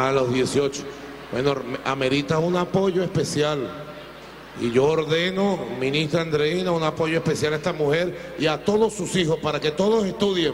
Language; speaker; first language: Spanish; native; Spanish